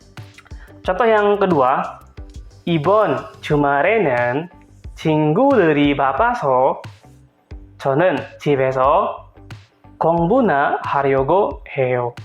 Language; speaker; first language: Korean; non-native, fluent; Indonesian